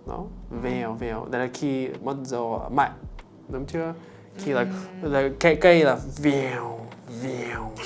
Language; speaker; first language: Vietnamese; non-native, learner; English